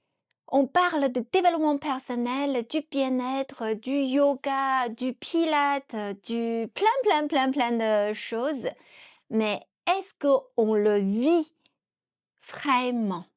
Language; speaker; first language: French; non-native, fluent; Chinese